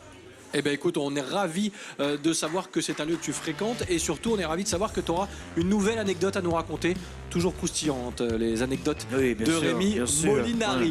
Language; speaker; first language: French; native; French